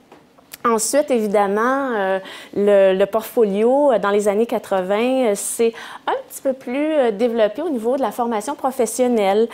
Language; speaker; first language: French; native; French